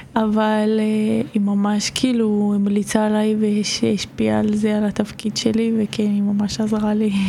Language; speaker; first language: Hebrew; non-native, fluent; Georgian